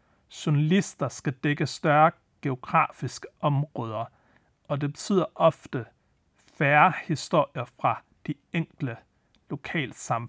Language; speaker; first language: Danish; native; Danish